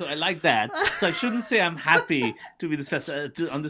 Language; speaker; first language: English; non-native, local second language; Bangla